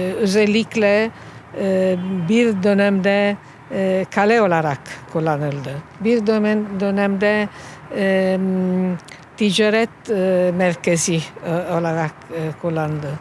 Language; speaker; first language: Turkish; non-native, fluent; Italian